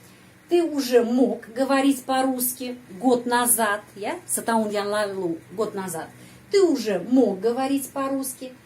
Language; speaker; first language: Russian; non-native, fluent; Indonesian